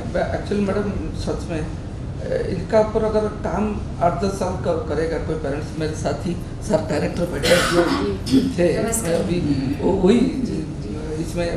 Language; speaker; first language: Hindi; non-native, local second language; Odia